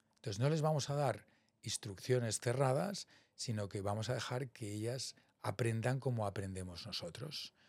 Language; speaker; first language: Spanish; native; Spanish